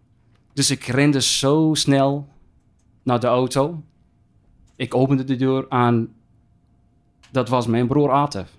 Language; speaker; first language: Dutch; non-native, fluent; Arabic